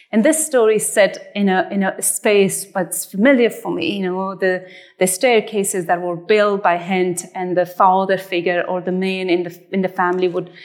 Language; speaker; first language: English; non-native, fluent; Persian